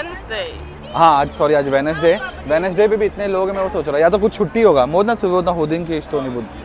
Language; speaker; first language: Hindi; native; Hindi